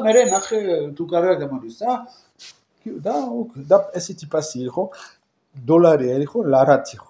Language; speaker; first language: Georgian; non-native, learner; French